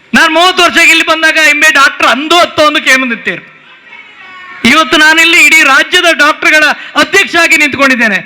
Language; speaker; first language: Kannada; non-native, local second language; Tulu